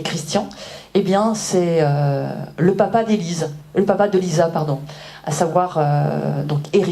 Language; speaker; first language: French; native; French